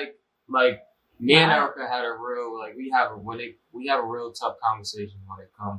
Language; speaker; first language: English; native; English